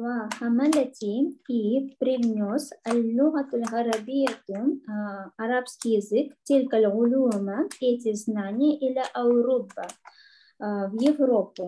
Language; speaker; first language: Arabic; non-native, learner; Russian